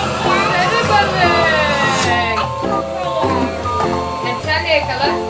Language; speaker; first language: Turkish; native; Turkish